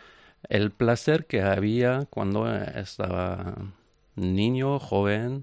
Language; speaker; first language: Spanish; non-native, fluent; French